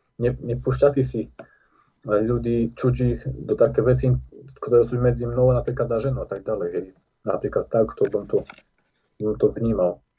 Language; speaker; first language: Slovak; non-native, local second language; Rusyn